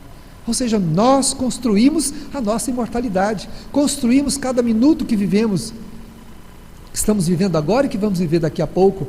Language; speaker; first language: Portuguese; native; Portuguese